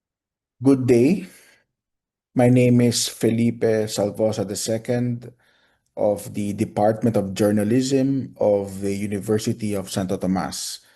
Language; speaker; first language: English; non-native, local second language; Filipino